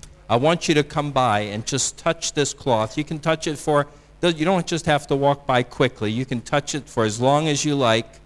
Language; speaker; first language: English; native; English